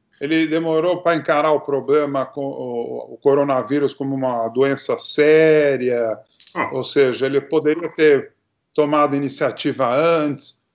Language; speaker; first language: Portuguese; native; Portuguese